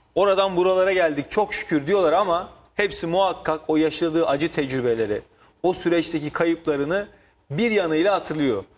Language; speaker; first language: Turkish; native; Turkish